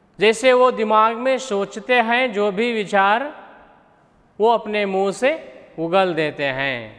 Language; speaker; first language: Hindi; non-native, local second language; Kannada